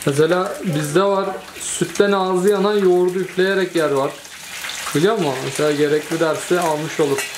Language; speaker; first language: Turkish; native; Turkish